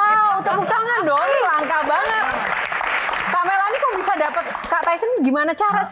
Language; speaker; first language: Indonesian; native; Indonesian